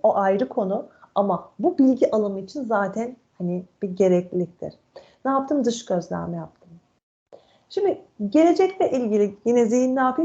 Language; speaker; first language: Turkish; native; Turkish